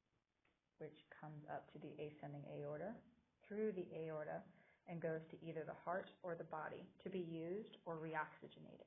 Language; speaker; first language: English; native; English